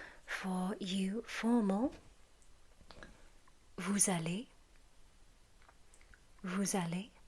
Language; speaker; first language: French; non-native, learner; English